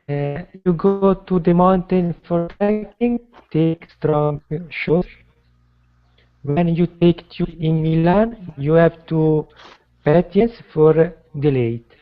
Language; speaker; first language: English; non-native, learner; Italian